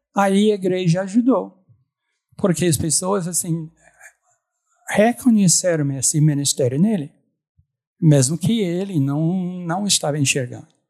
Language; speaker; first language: Portuguese; non-native, fluent; English